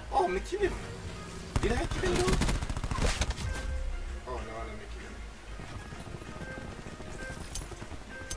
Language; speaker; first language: English; non-native, local second language; Jamaican Creole English